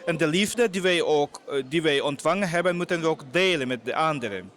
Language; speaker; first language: Dutch; non-native, fluent; Portuguese